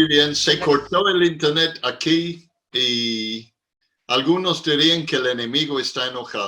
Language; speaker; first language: Spanish; non-native, fluent; English